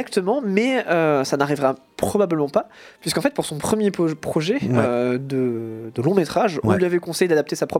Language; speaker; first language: French; native; French